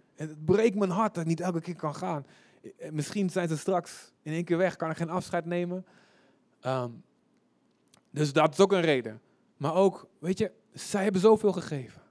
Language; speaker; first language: Dutch; early bilingual, other home language; Indonesian